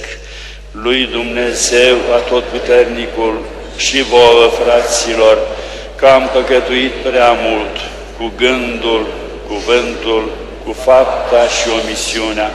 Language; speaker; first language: Romanian; native; Romanian